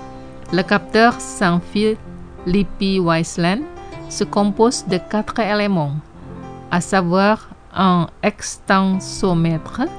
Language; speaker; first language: French; non-native, fluent; Indonesian